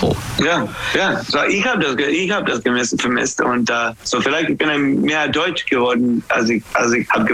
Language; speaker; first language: German; non-native, learner; English